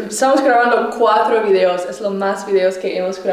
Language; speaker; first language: Spanish; non-native, learner; English